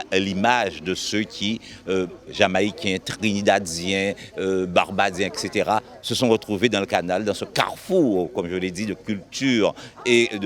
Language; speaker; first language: French; native; French